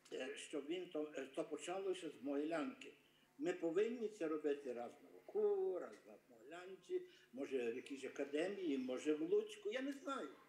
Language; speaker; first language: Ukrainian; early bilingual, heritage; Ukrainian